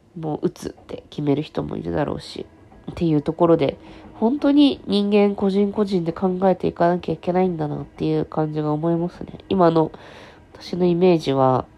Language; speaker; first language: Japanese; native; Japanese